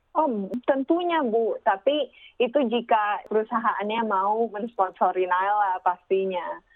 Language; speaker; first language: Indonesian; native; Indonesian